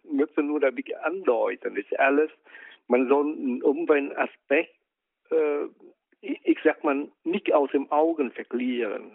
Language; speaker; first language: German; non-native, fluent; Vietnamese